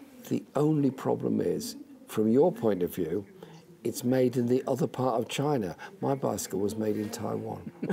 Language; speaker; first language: English; native; English